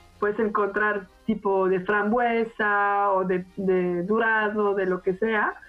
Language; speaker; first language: Spanish; non-native, fluent; French